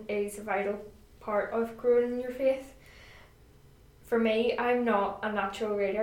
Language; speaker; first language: English; native; English